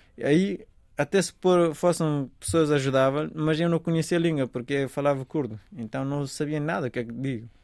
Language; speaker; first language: Portuguese; non-native, fluent; Persian